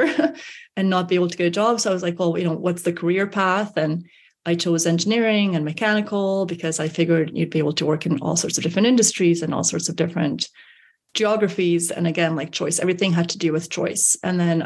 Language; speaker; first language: English; early bilingual, other home language; Hungarian